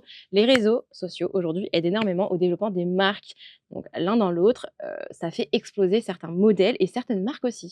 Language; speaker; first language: French; native; French